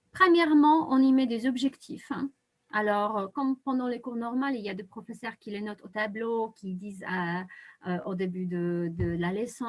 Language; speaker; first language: French; non-native, fluent; Polish